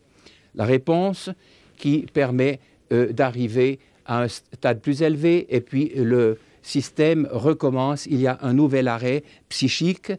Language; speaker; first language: French; native; French